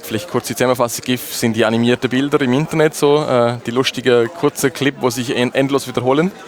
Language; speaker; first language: German; native; German